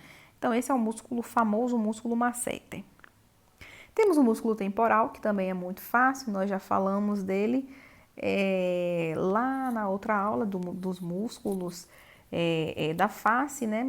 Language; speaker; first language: Portuguese; native; Portuguese